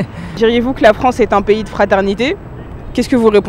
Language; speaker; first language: French; native; French